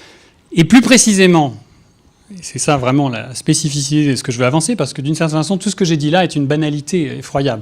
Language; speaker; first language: French; native; French